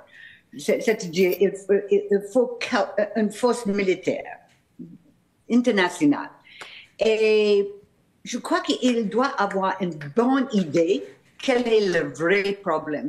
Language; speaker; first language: French; non-native, fluent; English